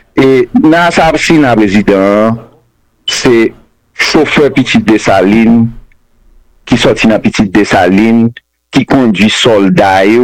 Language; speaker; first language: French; non-native, local second language; Haitian Creole